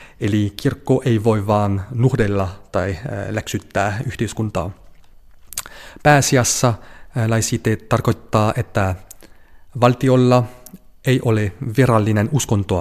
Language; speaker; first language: Finnish; non-native, fluent; French